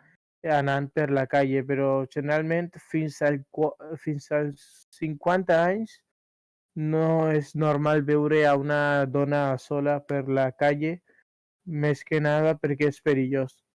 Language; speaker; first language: Catalan; early bilingual, other home language; Urdu